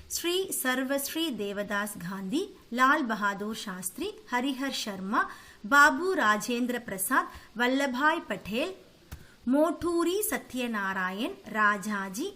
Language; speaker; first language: Hindi; non-native, local second language; Tamil